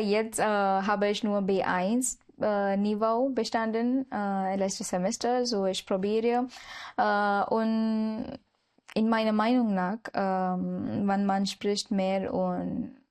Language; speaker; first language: German; non-native, learner; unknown